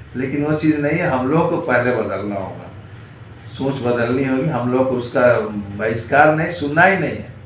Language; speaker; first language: Hindi; non-native, local second language; Bhojpuri